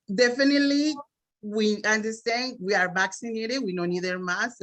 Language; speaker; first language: English; non-native, learner; Spanish